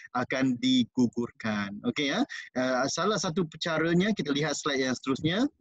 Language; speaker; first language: Malay; non-native, local second language; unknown